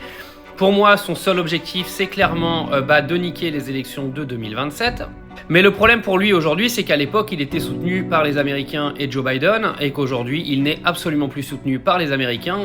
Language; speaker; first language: French; native; French